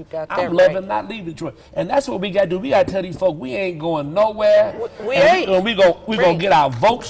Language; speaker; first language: English; native; English